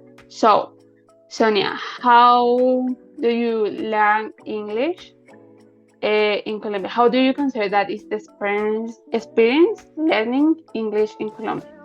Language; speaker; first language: English; non-native, learner; Spanish